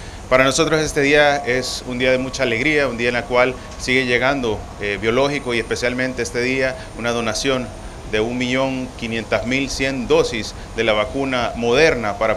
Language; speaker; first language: Spanish; native; Spanish